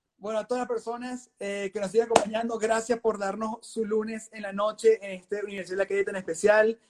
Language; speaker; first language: Spanish; native; Spanish